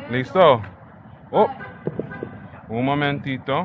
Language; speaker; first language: Spanish; non-native, learner; English